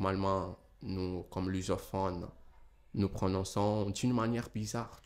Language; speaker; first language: French; non-native, fluent; Portuguese